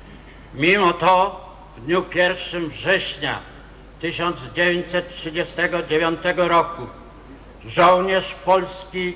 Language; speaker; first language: Polish; native; Polish